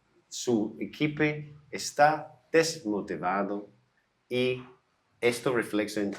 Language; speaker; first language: Portuguese; non-native, learner; English